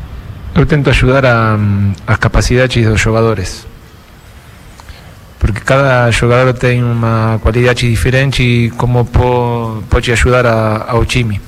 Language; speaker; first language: Portuguese; non-native, fluent; Spanish